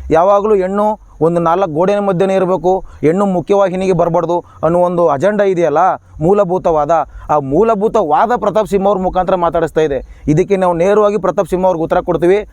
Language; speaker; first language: Kannada; native; Kannada